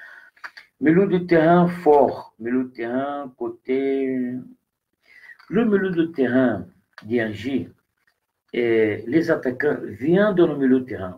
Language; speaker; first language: French; non-native, learner; Portuguese